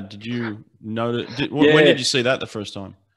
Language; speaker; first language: English; native; English